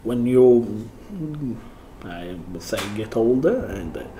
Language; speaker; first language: English; non-native, learner; Italian